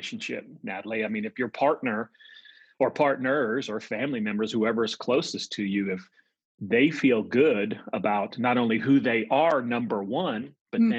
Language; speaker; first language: English; native; English